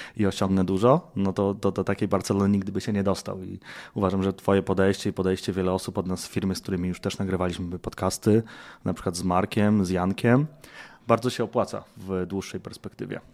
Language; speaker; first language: Polish; native; Polish